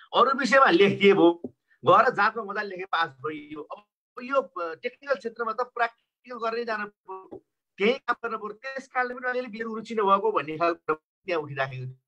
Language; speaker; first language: Nepali; native; Nepali